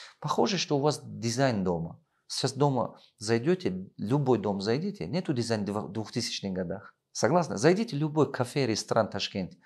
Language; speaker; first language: Russian; non-native, local second language; Tajik